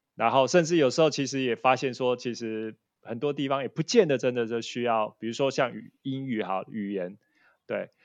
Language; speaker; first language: Chinese; native; Chinese